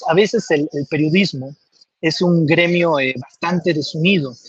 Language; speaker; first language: Spanish; native; Spanish